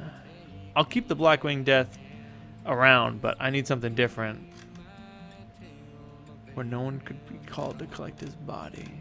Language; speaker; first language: English; native; English